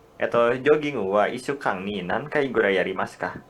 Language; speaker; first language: Japanese; non-native, learner; Indonesian